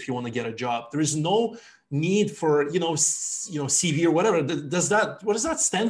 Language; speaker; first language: English; non-native, fluent; Ukrainian